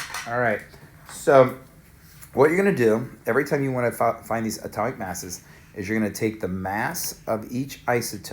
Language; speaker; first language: English; native; English